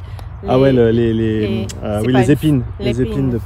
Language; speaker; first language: French; native; French